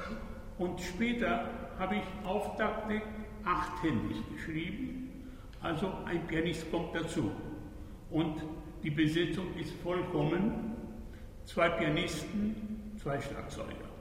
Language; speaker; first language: German; non-native, fluent; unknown